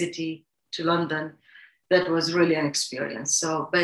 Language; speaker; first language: English; non-native, fluent; Arabic